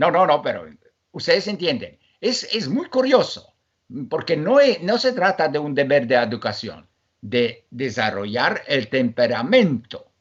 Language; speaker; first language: Spanish; non-native, fluent; Polish